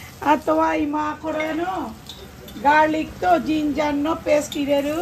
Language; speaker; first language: Japanese; non-native, learner; Bangla